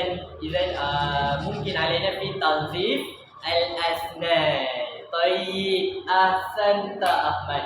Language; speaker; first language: Arabic; non-native, learner; Malay